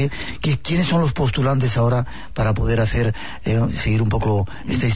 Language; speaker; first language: Spanish; native; Spanish